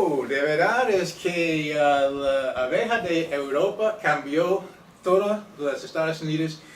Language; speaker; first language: Spanish; non-native, fluent; English